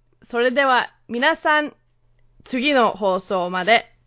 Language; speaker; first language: Japanese; non-native, learner; English